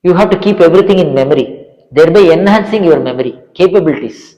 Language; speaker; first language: English; non-native, local second language; Kannada